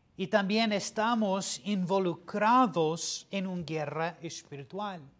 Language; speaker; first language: Spanish; non-native, fluent; English